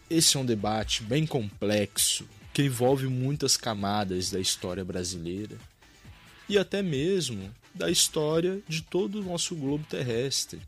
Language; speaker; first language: Portuguese; native; Portuguese